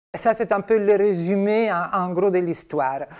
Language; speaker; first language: French; non-native, fluent; Italian